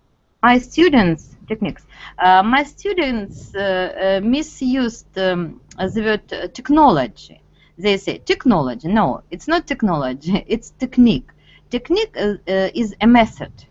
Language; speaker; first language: English; non-native, fluent; Russian